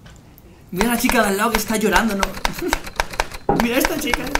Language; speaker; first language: Spanish; native; Spanish